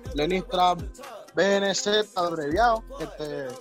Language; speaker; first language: Spanish; native; Spanish